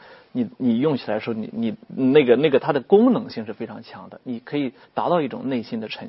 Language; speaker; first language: Chinese; native; Chinese